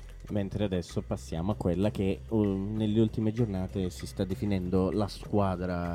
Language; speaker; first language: Italian; native; Italian